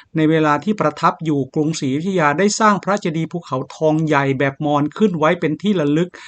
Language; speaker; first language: Thai; native; Thai